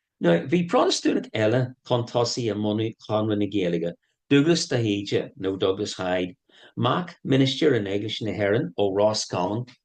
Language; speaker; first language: Irish; non-native, local second language; English